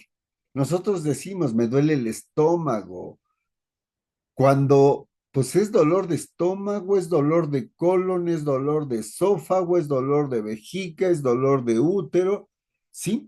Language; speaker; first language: Spanish; native; Spanish